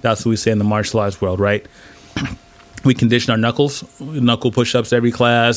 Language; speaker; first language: English; native; English